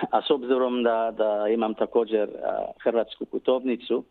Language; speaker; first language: Serbian; non-native, learner; English